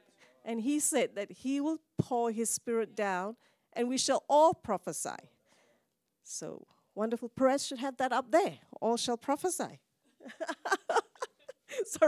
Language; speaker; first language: English; non-native, local second language; Tamil